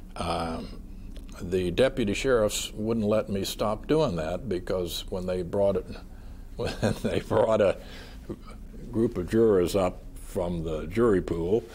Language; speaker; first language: English; native; English